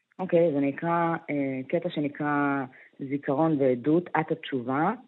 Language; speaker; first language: Hebrew; early bilingual, other home language; Amharic